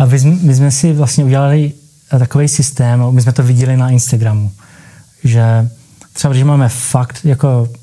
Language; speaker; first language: Czech; early bilingual, heritage; Czech